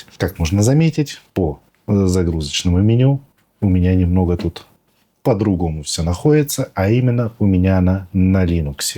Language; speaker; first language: Russian; native; Russian